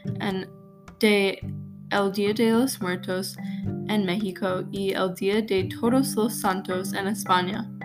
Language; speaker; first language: Spanish; non-native, learner; English